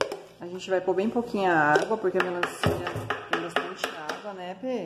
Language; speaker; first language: Portuguese; native; Portuguese